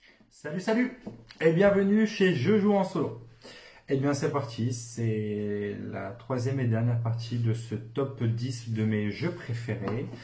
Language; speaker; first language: French; native; French